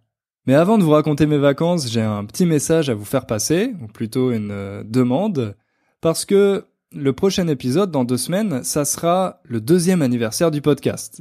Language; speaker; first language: French; native; French